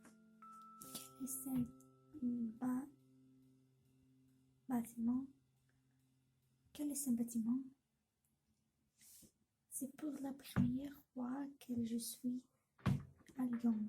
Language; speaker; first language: French; non-native, learner; Russian